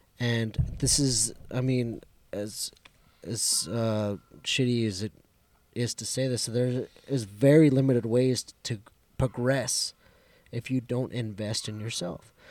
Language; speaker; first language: English; early bilingual, other home language; Spanish